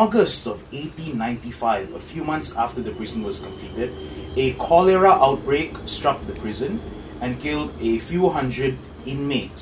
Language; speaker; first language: English; non-native, local second language; Malay